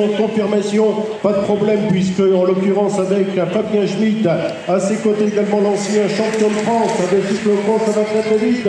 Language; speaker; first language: French; native; French